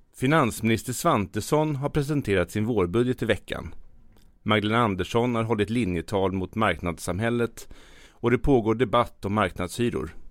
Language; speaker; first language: Swedish; native; Swedish